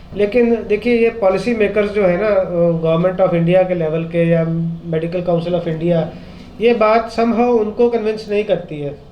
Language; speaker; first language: Hindi; non-native, local second language; Punjabi